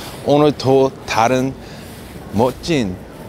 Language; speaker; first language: Korean; early bilingual, heritage; Korean